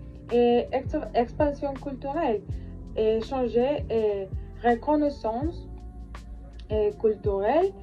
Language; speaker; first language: French; non-native, learner; Spanish